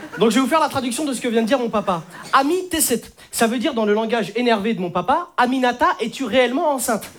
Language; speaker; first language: French; native; French